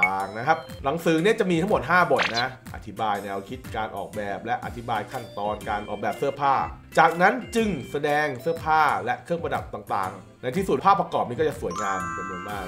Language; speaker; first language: Thai; native; Thai